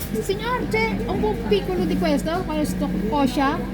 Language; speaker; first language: Italian; non-native, learner; Filipino